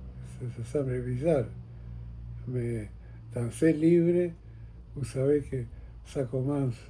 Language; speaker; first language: French; non-native, fluent; Spanish